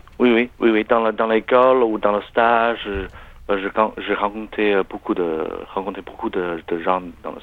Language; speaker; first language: French; non-native, learner; Chinese